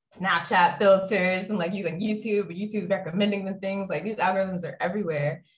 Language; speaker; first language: English; native; English